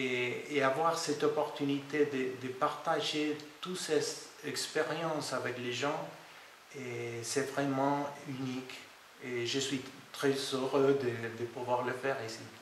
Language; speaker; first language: French; non-native, fluent; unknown